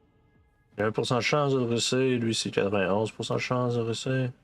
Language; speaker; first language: French; native; French